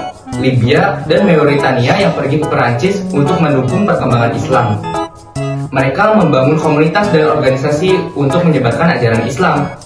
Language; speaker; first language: Indonesian; native; Indonesian